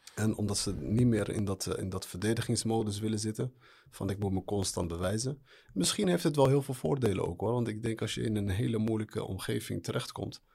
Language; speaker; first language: Dutch; early bilingual, other home language; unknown